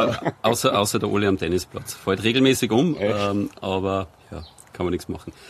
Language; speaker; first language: German; native; German